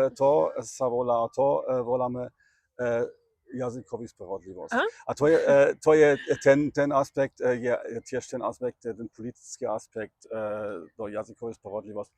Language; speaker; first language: Slovak; non-native, learner; German